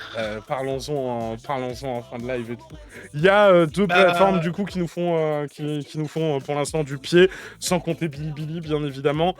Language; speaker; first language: French; native; French